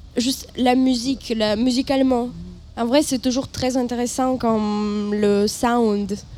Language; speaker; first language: French; non-native, learner; Ukrainian